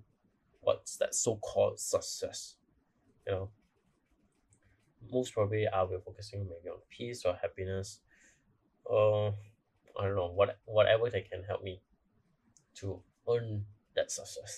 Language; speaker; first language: English; non-native, local second language; Chinese